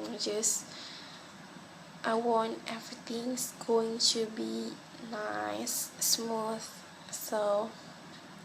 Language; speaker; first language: English; non-native, local second language; Malay